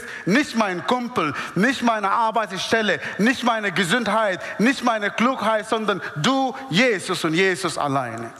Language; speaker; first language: German; non-native, fluent; Arabic